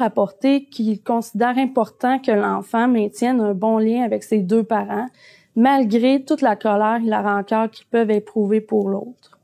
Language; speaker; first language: French; native; French